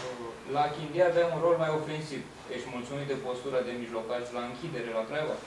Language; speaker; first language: Romanian; native; Romanian